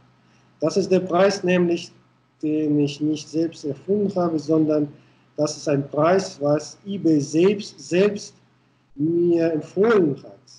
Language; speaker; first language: German; non-native, fluent; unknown